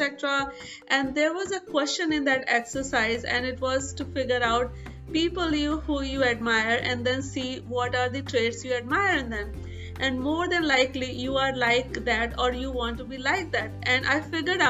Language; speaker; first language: English; non-native, local second language; Hindi